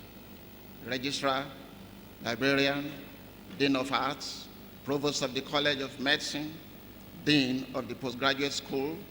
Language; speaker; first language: English; non-native, local second language; Yoruba